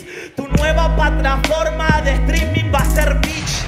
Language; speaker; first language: Spanish; native; Spanish